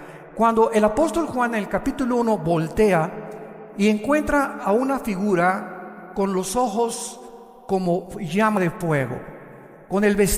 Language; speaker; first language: Spanish; native; Spanish